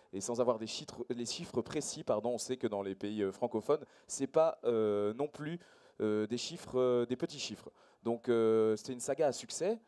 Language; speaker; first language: French; native; French